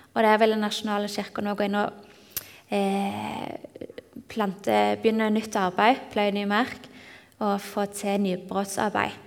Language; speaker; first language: Norwegian; native; Norwegian